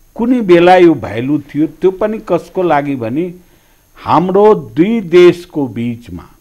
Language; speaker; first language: Nepali; non-native, local second language; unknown